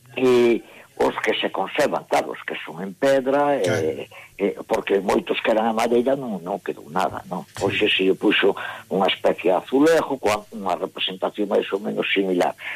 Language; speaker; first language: Galician; native; Galician